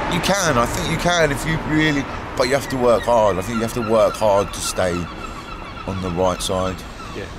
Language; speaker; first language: English; native; English